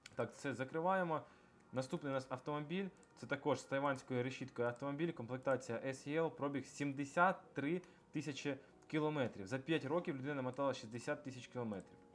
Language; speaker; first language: Ukrainian; non-native, local second language; Russian